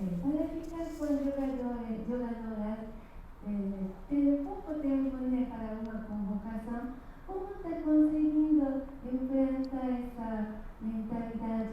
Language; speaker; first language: Portuguese; non-native, learner; Japanese